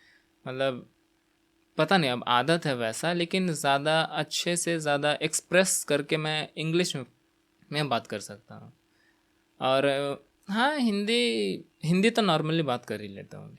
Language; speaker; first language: Hindi; non-native, local second language; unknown